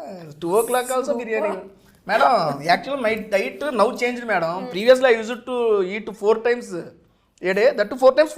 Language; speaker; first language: Telugu; native; Telugu